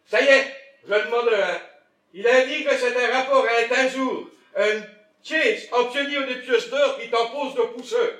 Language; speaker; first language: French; native; French